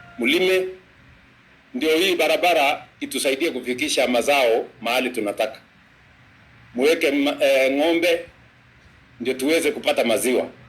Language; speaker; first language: Swahili; non-native, local second language; Kalenjin